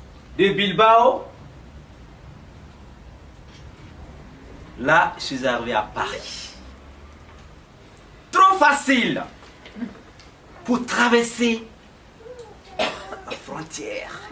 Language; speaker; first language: French; non-native, local second language; Bambara